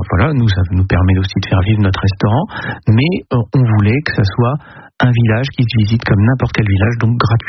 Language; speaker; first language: French; native; French